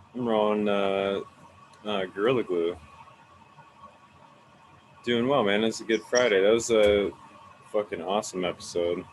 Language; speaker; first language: English; native; English